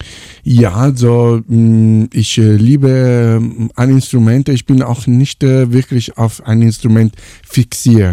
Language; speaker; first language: German; non-native, fluent; Italian